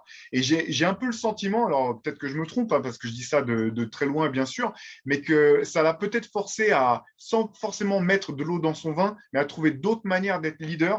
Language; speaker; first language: French; native; French